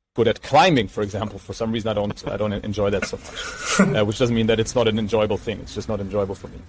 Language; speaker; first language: English; non-native, fluent; German